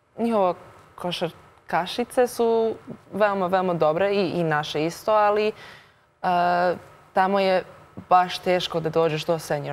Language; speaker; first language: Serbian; early bilingual, heritage; Serbian